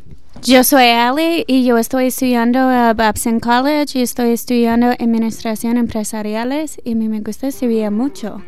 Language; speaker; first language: Spanish; non-native, learner; English